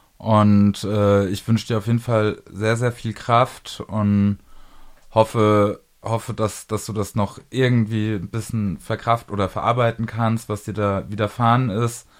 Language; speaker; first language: German; native; German